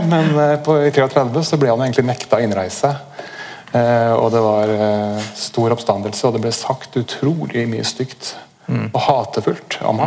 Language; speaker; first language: Norwegian; native; Norwegian